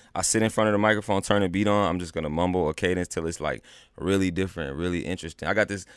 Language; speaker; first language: English; native; English